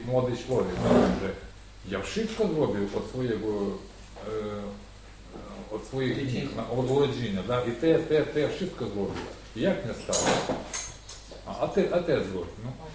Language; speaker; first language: Polish; non-native, learner; Russian